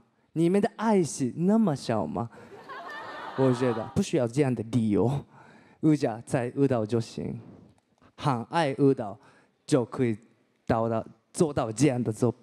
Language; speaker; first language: Chinese; non-native, learner; Japanese